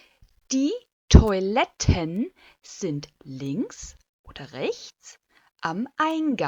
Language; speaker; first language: German; non-native, fluent; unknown